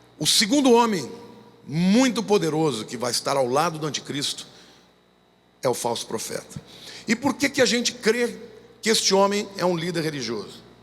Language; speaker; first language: Portuguese; native; Portuguese